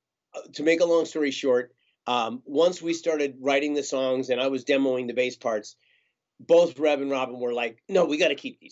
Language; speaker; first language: English; native; English